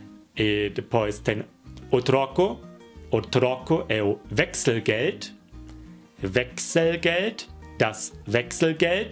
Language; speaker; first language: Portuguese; non-native, fluent; German